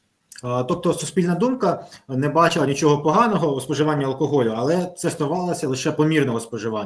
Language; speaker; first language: Ukrainian; native; Ukrainian